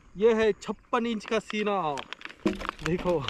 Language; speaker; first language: Hindi; non-native, local second language; Marathi